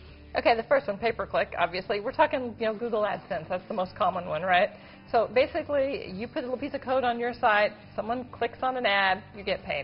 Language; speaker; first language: English; native; English